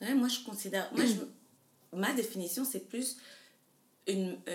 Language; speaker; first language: French; native; French